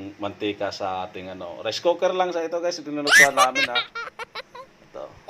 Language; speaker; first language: Filipino; non-native, local second language; Bikol